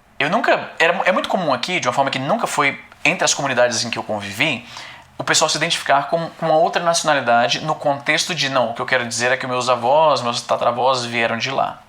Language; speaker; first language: Portuguese; native; Portuguese